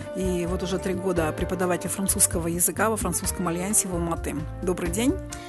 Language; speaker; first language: Russian; native; Russian